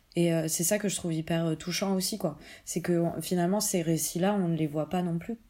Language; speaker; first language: French; native; French